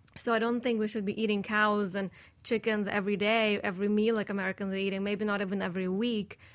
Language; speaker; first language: English; non-native, fluent; Russian